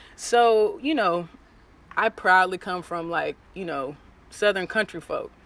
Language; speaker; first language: English; native; English